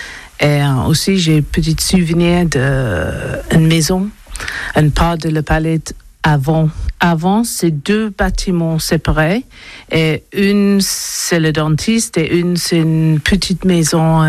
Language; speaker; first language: French; non-native, learner; English